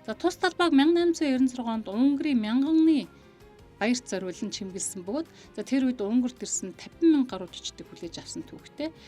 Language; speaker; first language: Mongolian; native; Mongolian